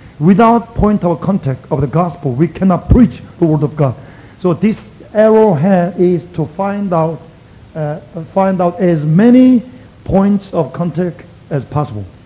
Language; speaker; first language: English; non-native, fluent; Korean